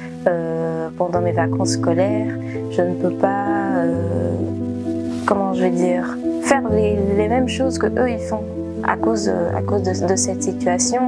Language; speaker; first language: French; early bilingual, other home language; Portuguese